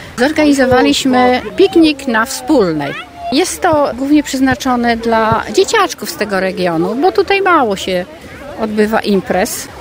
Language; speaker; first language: Polish; native; Polish